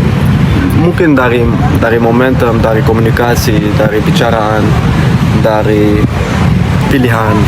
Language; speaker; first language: Indonesian; non-native, fluent; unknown